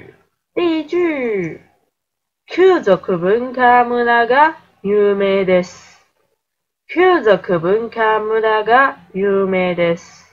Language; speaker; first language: Japanese; non-native, fluent; Chinese